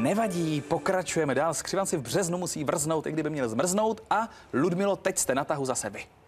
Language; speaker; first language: Czech; native; Czech